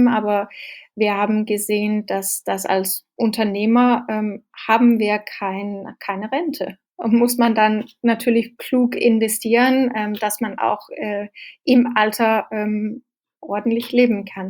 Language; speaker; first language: German; non-native, fluent; Danish